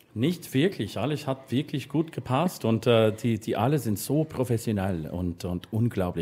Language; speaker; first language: German; non-native, learner; English